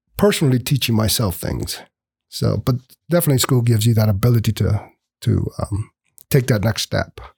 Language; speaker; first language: English; early bilingual, other home language; Spanish